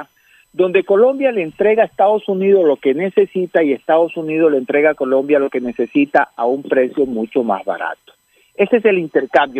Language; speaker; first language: Spanish; native; Spanish